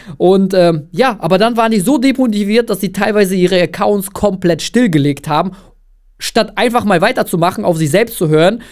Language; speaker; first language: German; early bilingual, other home language; Russian